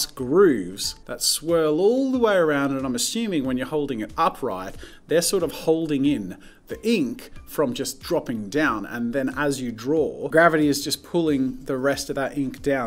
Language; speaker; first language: English; native; English